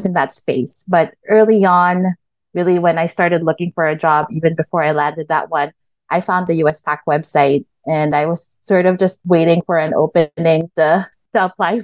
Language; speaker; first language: English; non-native, local second language; Filipino